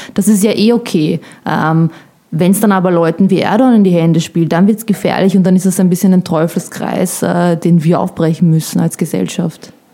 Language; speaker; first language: German; early bilingual, other home language; Bosnian